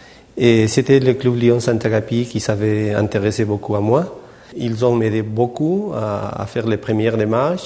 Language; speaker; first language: French; non-native, fluent; Spanish